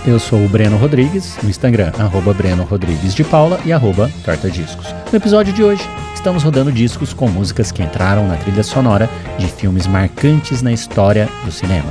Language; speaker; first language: Portuguese; native; Portuguese